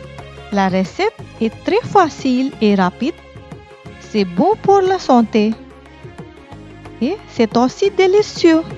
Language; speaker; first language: French; non-native, fluent; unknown